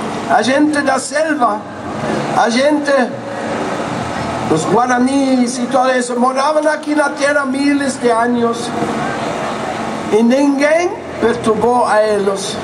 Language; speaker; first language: Portuguese; non-native, fluent; Spanish